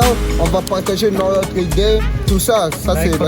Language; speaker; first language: French; non-native, fluent; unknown